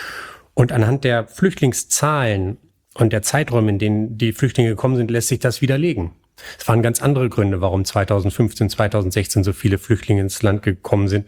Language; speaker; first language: German; native; German